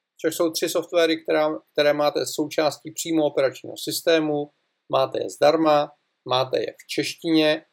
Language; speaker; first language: Czech; native; Czech